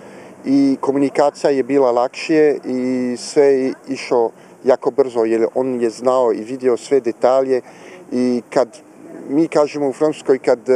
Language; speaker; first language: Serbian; non-native, fluent; French